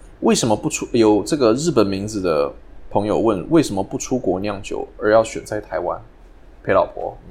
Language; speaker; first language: Chinese; native; Chinese